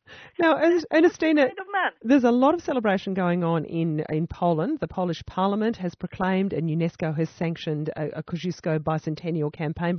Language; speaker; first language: English; native; English